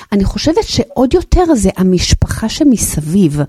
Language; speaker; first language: Hebrew; native; Hebrew